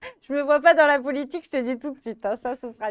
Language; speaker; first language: French; native; French